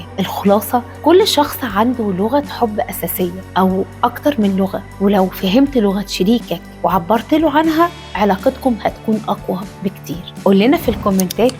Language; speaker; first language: Arabic; native; Arabic